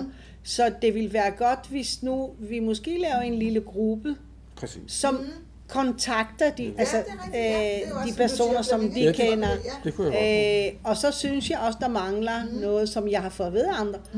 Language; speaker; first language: Danish; non-native, fluent; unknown